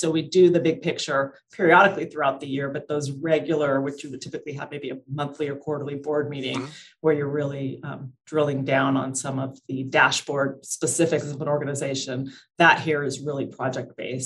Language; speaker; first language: English; native; English